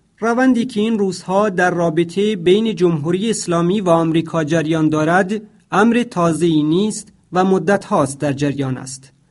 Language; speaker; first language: Persian; non-native, local second language; Central Kurdish